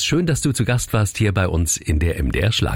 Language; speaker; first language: German; native; German